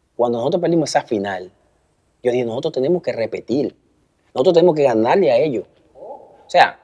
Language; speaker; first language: Spanish; native; Spanish